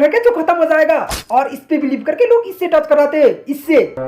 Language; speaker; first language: Hindi; native; Hindi